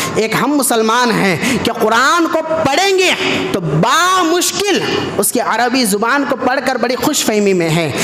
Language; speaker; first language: Urdu; native; Urdu